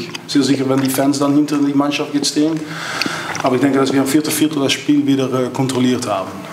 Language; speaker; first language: German; non-native, fluent; Dutch